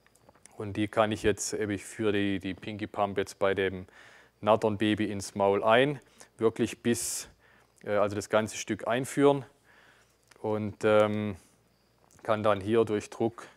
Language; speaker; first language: German; native; German